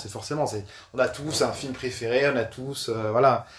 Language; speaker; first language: French; native; French